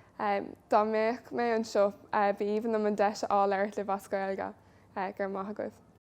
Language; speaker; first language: Irish; non-native, local second language; English